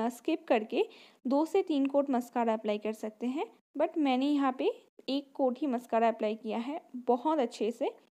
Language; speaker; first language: Hindi; non-native, local second language; Bangla